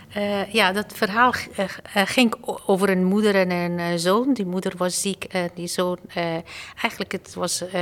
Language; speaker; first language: Dutch; non-native, fluent; Persian